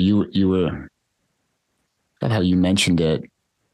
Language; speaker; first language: English; native; English